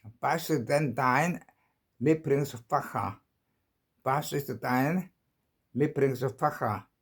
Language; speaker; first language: German; non-native, learner; Korean